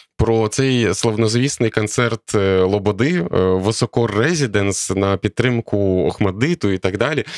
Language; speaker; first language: Ukrainian; native; Ukrainian